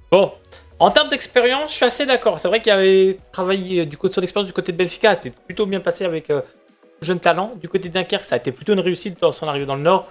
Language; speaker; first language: French; native; French